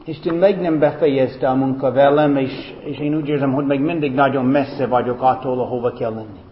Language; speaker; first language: Hungarian; non-native, fluent; English